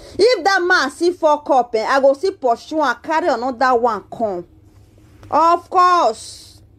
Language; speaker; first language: Nigerian Pidgin; non-native, local second language; Bini